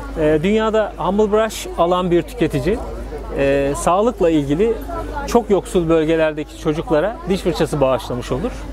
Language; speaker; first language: Turkish; native; Turkish